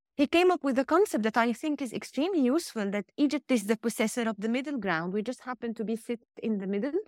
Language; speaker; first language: English; non-native, fluent; Arabic